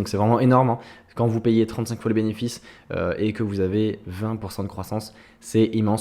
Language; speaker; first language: French; native; French